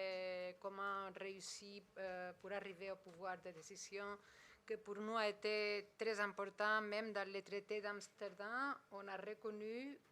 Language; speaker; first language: French; non-native, fluent; Spanish